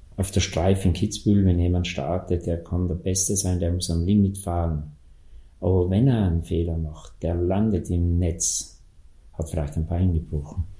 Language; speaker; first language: German; native; German